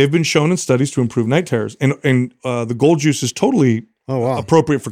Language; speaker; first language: English; native; English